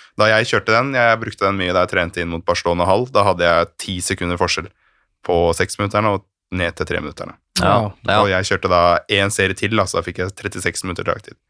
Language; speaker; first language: Norwegian; native; Norwegian